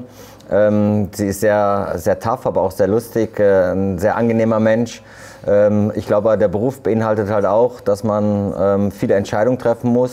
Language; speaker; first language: German; native; German